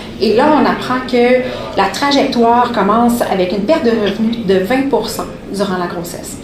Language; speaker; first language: French; native; French